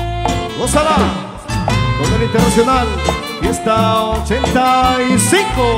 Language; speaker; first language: Spanish; native; Spanish